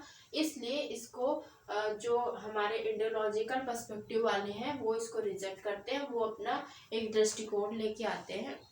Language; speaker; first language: Hindi; native; Hindi